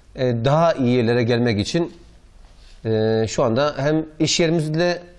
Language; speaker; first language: Turkish; native; Turkish